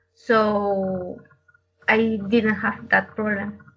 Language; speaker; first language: English; non-native, learner; Spanish